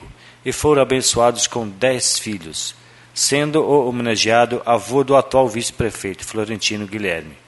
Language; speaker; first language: Portuguese; native; Portuguese